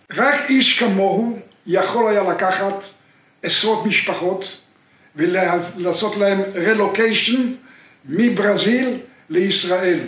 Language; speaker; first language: Hebrew; native; Hebrew